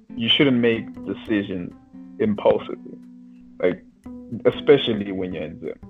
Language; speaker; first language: English; non-native, local second language; Shona